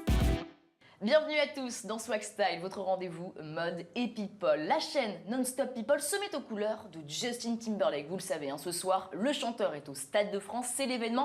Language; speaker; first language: French; native; French